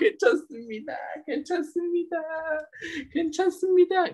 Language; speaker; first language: Korean; non-native, learner; Filipino